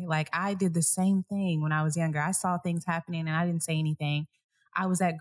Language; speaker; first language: English; native; English